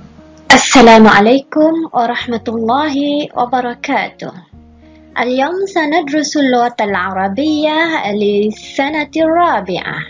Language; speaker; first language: Arabic; non-native, fluent; Malay